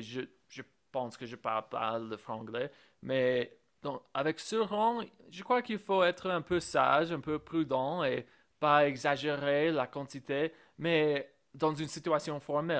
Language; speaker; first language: French; non-native, fluent; English